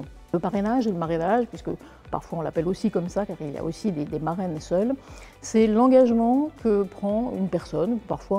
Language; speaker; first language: French; native; French